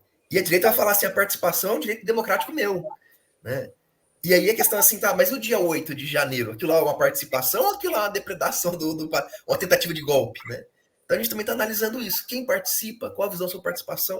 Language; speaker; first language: Portuguese; native; Portuguese